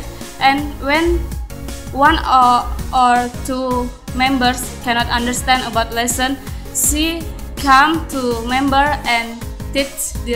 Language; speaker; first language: English; non-native, learner; Indonesian